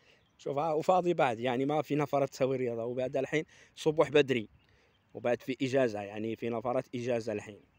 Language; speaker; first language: Arabic; non-native, learner; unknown